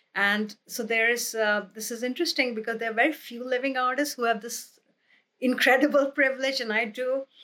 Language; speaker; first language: English; non-native, local second language; Hindi